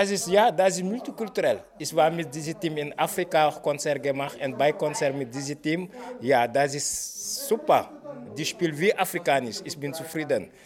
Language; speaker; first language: German; non-native, learner; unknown